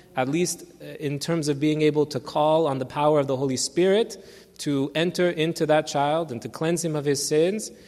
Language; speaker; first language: English; early bilingual, other home language; Armenian